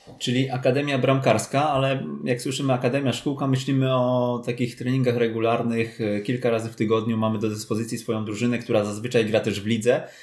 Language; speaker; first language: Polish; native; Polish